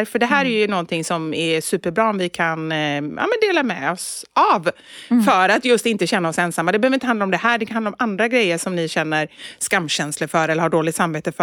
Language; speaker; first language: Swedish; native; Swedish